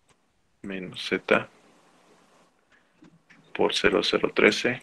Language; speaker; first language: Spanish; native; Spanish